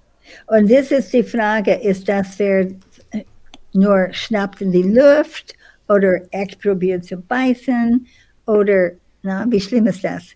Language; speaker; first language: German; non-native, fluent; English